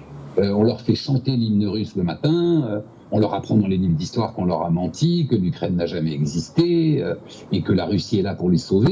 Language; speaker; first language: French; native; French